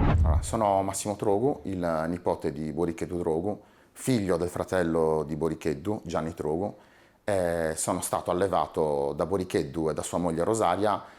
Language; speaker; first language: Italian; native; Italian